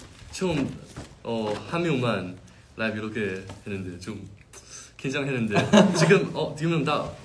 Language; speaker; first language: Korean; non-native, fluent; Chinese